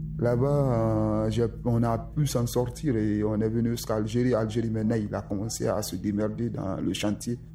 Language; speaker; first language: French; non-native, local second language; Susu